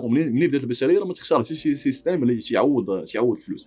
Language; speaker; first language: Arabic; native; Arabic